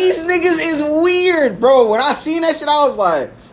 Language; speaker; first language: English; native; English